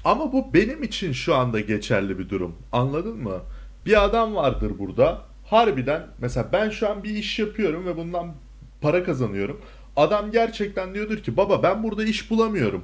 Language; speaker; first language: Turkish; native; Turkish